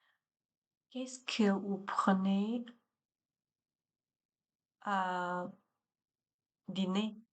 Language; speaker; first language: French; non-native, learner; Chinese